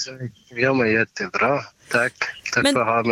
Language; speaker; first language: Swedish; non-native, learner; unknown